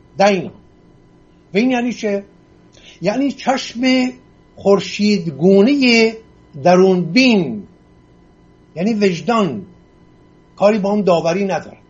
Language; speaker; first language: Persian; non-native, local second language; Assyrian Neo-Aramaic